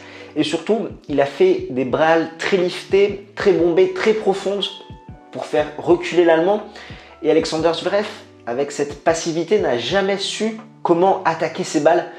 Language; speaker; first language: French; native; French